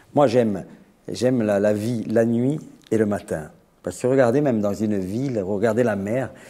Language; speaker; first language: French; native; French